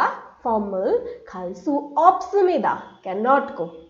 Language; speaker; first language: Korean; non-native, fluent; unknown